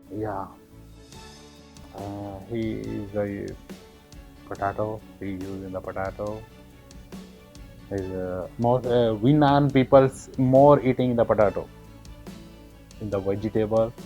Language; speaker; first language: English; non-native, learner; Urdu